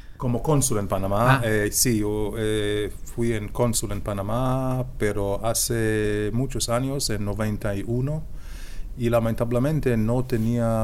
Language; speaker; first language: Spanish; non-native, learner; Hebrew